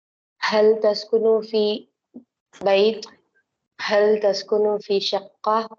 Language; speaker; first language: Arabic; non-native, learner; Tamil